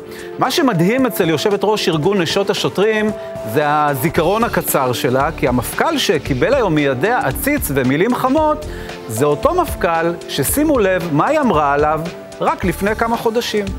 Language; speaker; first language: Hebrew; native; Hebrew